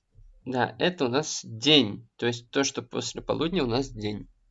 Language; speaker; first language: Russian; native; Russian